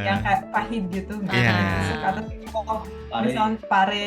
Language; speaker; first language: Indonesian; non-native, fluent; Russian